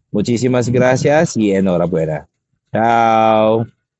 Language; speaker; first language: Spanish; non-native, learner; Filipino